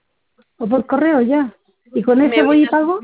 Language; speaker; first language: Spanish; native; Spanish